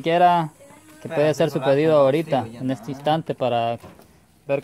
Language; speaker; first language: Spanish; native; Spanish